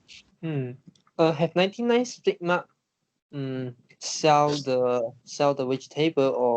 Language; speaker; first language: English; non-native, learner; Chinese